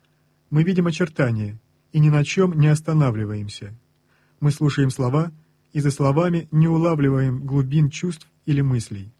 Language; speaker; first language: Russian; native; Russian